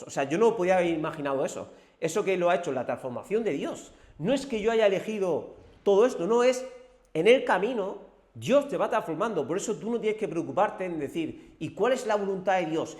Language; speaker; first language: Spanish; native; Spanish